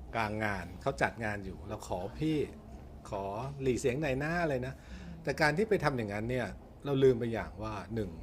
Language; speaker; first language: Thai; native; Thai